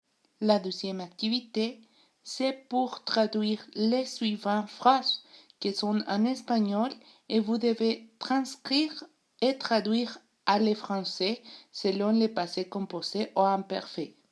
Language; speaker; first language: French; non-native, learner; Spanish